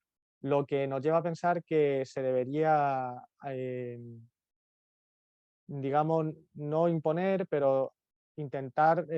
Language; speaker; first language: Spanish; native; Spanish